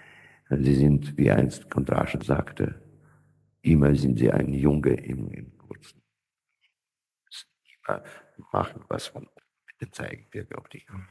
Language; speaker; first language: German; non-native, fluent; Russian